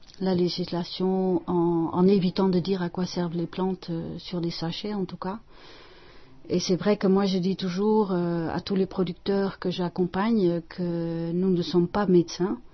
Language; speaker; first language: French; non-native, fluent; Dutch